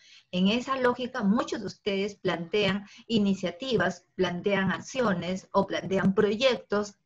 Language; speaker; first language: Spanish; native; Spanish